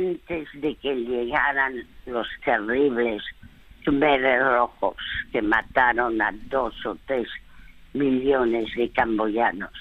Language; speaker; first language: Spanish; early bilingual, other home language; French